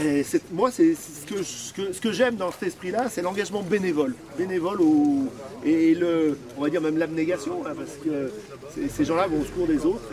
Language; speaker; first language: French; native; French